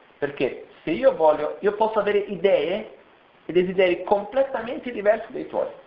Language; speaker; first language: Italian; non-native, fluent; Portuguese